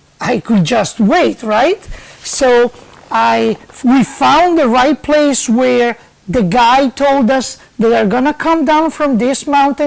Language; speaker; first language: English; non-native, fluent; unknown